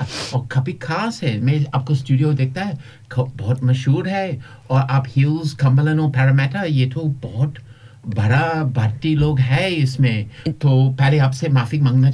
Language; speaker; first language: Hindi; non-native, learner; English